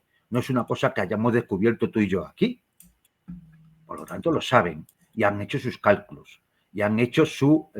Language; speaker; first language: Spanish; native; Spanish